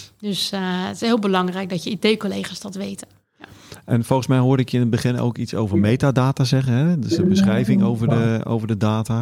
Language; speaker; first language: Dutch; native; Dutch